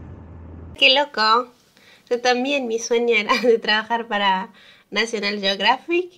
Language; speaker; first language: Spanish; non-native, fluent; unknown